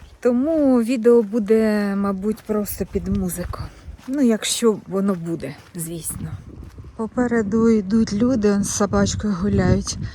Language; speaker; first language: Ukrainian; native; Ukrainian